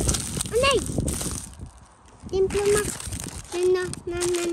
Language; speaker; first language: Swedish; early bilingual, other home language; Mongolian